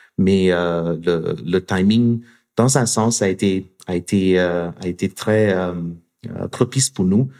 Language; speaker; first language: French; non-native, fluent; English